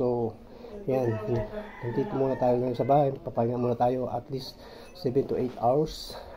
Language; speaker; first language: Filipino; non-native, local second language; Bikol